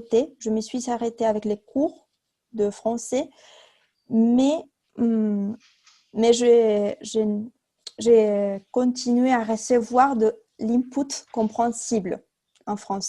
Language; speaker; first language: French; non-native, fluent; Spanish